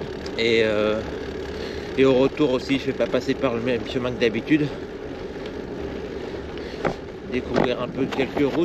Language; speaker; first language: French; native; French